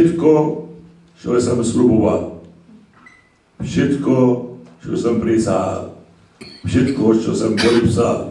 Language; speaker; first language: Slovak; non-native, fluent; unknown